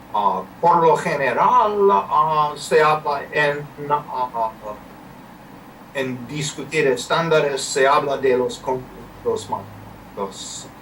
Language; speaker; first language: Spanish; non-native, fluent; English